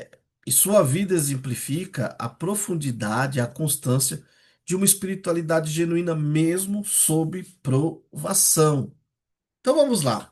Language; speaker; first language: Portuguese; native; Portuguese